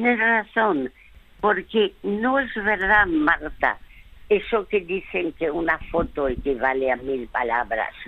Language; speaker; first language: Spanish; early bilingual, other home language; French